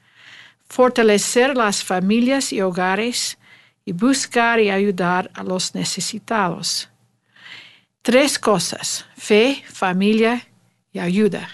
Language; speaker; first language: Spanish; non-native, learner; English